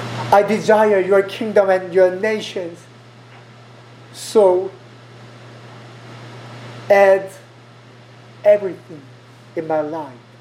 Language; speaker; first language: English; non-native, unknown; Korean